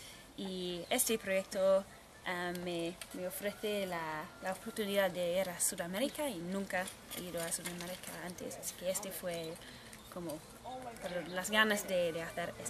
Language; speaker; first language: Spanish; non-native, fluent; English